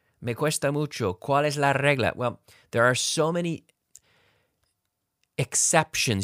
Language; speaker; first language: Spanish; non-native, fluent; English